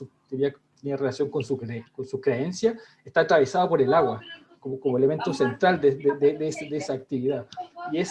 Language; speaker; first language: Spanish; native; Spanish